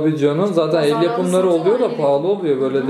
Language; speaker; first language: Turkish; native; Turkish